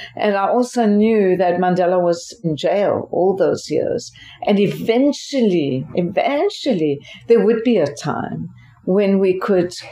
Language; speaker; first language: English; native; English